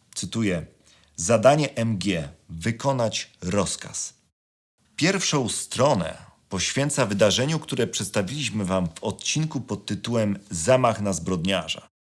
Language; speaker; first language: Polish; native; Polish